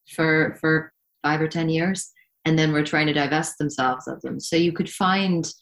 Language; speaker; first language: English; native; English